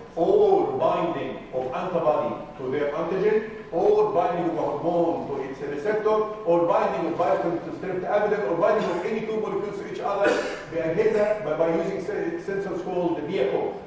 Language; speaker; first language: English; non-native, fluent; Arabic